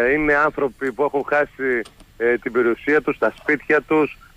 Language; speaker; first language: Greek; native; Greek